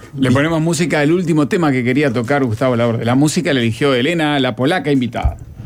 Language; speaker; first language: Spanish; native; Spanish